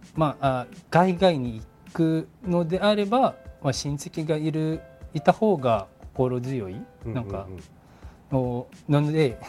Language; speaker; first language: Japanese; non-native, fluent; Filipino